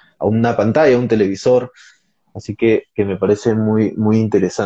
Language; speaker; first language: Spanish; native; Spanish